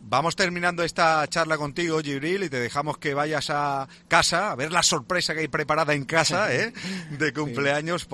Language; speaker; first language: Spanish; native; Spanish